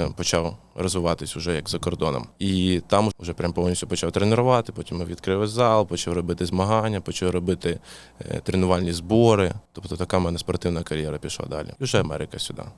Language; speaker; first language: Ukrainian; non-native, local second language; Russian